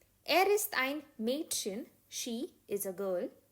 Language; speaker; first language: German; non-native, learner; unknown